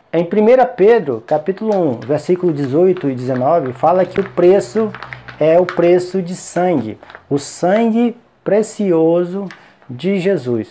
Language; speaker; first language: Portuguese; native; Portuguese